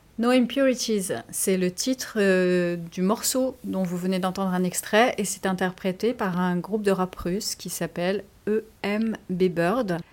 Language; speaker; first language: French; native; French